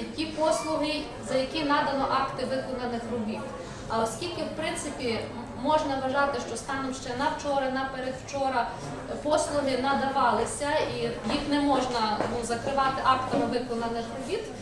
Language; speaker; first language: Ukrainian; native; Ukrainian